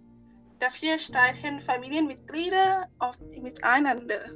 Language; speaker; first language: German; non-native, learner; Thai